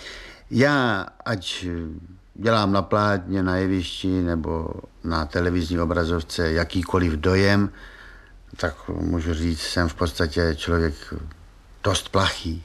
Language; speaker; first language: Czech; native; Czech